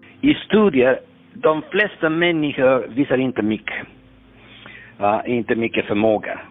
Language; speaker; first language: Swedish; non-native, fluent; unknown